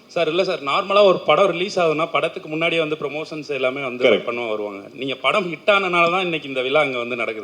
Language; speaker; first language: Tamil; native; Tamil